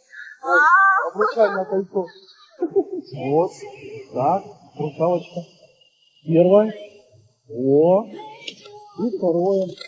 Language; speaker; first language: Russian; native; Russian